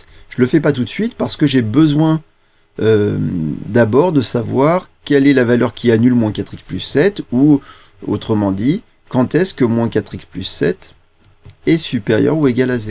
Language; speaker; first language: French; native; French